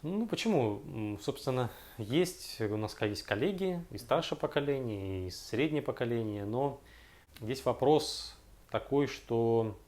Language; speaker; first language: Russian; native; Russian